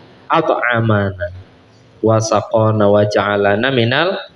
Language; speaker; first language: Indonesian; native; Indonesian